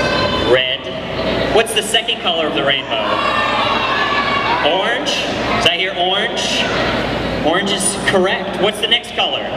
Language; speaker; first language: English; native; English